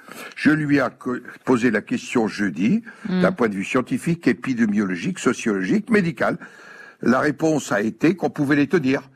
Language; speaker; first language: French; native; French